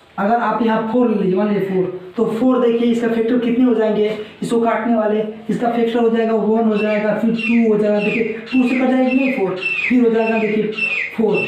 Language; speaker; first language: Hindi; native; Hindi